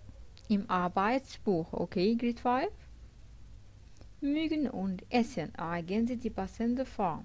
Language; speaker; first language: German; non-native, fluent; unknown